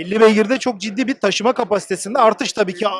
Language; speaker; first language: Turkish; native; Turkish